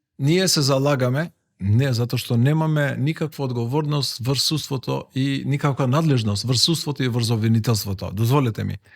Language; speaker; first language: Macedonian; non-native, local second language; Albanian